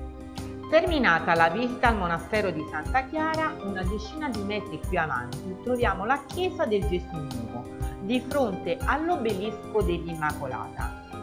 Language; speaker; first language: Italian; native; Italian